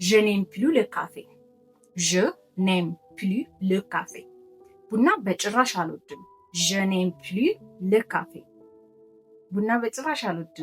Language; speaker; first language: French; non-native, fluent; Amharic